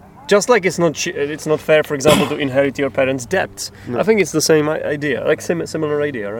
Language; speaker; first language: English; non-native, fluent; Czech